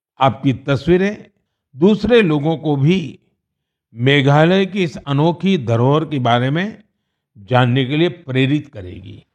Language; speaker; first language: Hindi; non-native, local second language; Gujarati